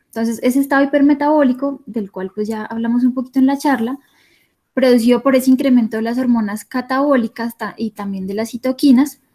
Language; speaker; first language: Spanish; native; Spanish